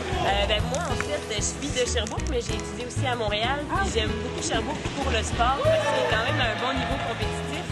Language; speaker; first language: French; native; French